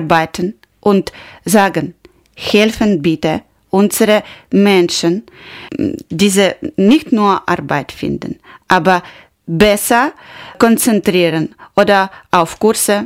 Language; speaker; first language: German; non-native, learner; Ukrainian